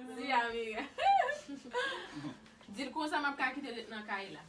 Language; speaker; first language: Spanish; non-native, learner; Haitian Creole